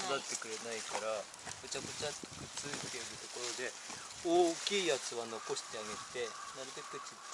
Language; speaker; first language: Japanese; native; Japanese